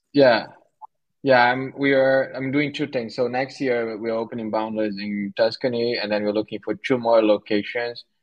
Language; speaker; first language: English; non-native, fluent; Portuguese